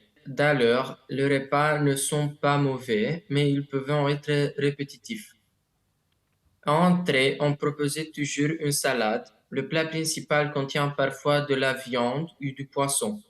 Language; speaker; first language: French; non-native, learner; Romanian